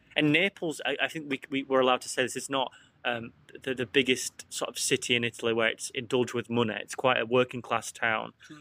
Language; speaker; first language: English; native; English